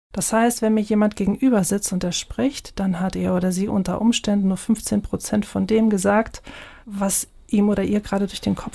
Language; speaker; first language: German; native; German